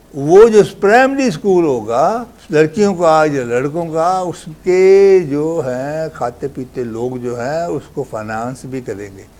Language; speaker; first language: Urdu; native; Urdu